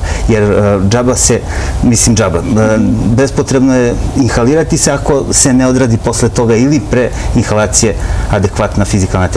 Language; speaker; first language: Serbian; native; Serbian